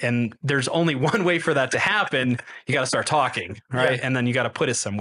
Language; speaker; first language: English; native; English